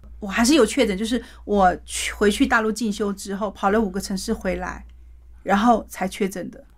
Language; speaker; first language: Chinese; native; Chinese